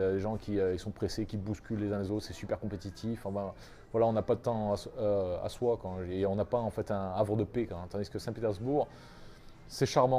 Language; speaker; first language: French; native; French